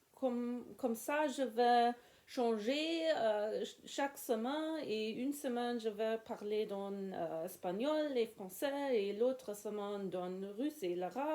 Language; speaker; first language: French; non-native, learner; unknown